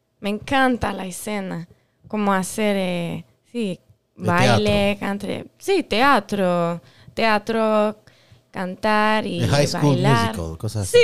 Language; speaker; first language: Spanish; non-native, local second language; French